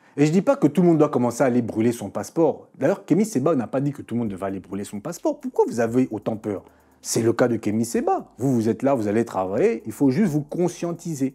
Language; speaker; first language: French; non-native, local second language; Lingala